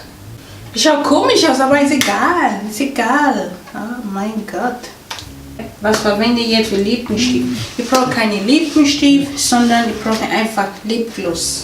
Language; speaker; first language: German; non-native, fluent; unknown